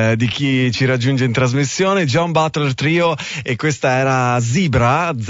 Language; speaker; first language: Italian; native; Italian